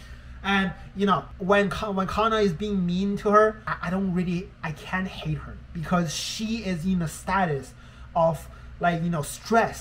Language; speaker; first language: English; non-native, fluent; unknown